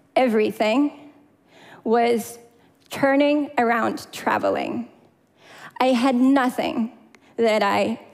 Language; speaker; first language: English; non-native, fluent; Russian